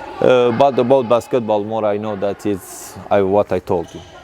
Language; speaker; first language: English; non-native, learner; Persian